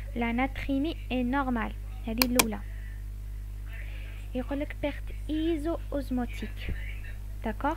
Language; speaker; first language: French; non-native, local second language; Arabic